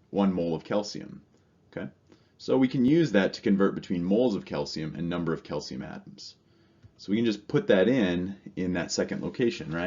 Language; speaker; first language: English; native; English